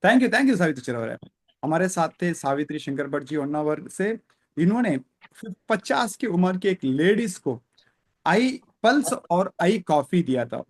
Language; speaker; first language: Hindi; non-native, local second language; Kannada